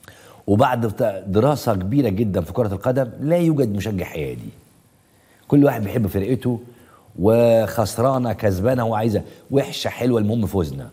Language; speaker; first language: Arabic; native; Arabic